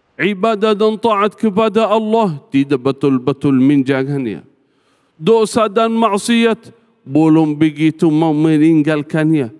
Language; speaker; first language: Malay; non-native, fluent; Arabic